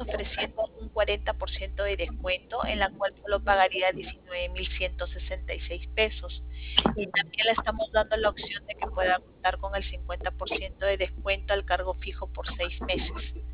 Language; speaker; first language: Spanish; native; Spanish